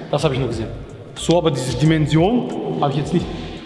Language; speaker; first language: German; native; German